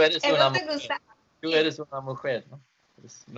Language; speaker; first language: Spanish; non-native, learner; Swedish